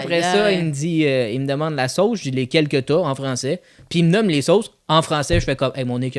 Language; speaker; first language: French; native; French